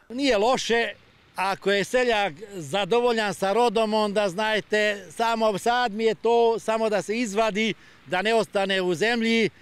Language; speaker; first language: Serbian; non-native, local second language; Hungarian